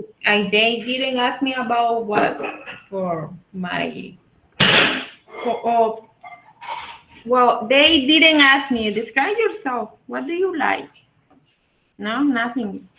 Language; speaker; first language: English; non-native, learner; Spanish